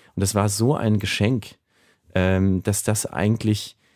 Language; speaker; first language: German; native; German